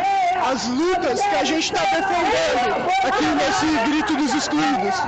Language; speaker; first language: Portuguese; native; Portuguese